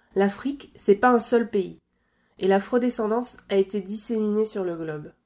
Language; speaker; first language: French; native; French